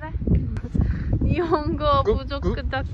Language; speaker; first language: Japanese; non-native, learner; Korean